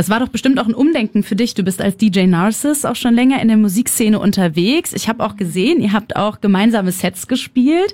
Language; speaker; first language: German; native; German